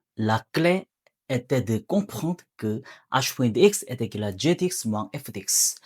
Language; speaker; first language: French; non-native, learner; Korean